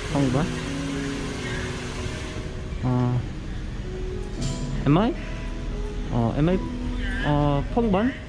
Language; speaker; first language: Vietnamese; non-native, learner; Korean